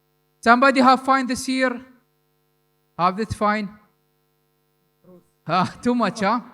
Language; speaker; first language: English; non-native, learner; Arabic